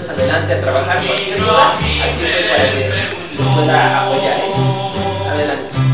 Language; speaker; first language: Spanish; native; Spanish